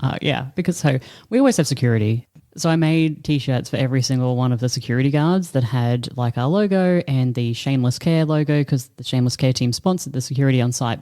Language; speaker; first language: English; native; English